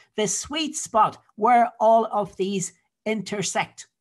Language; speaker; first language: English; native; English